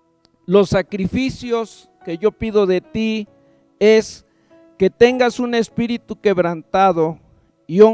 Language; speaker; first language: Spanish; native; Spanish